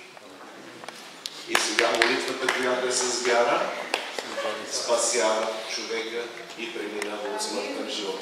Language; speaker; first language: Bulgarian; native; Bulgarian